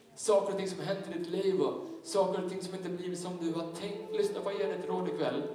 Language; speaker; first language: Swedish; native; Swedish